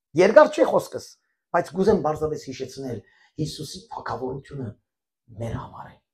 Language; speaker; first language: Armenian; early bilingual, heritage; Armenian